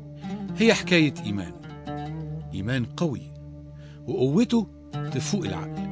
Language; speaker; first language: Arabic; native; Arabic